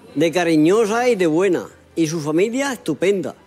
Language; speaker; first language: Spanish; native; Spanish